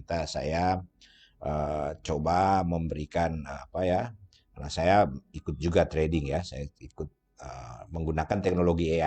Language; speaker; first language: Indonesian; native; Indonesian